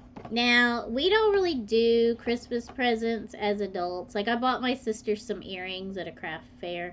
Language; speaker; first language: English; native; English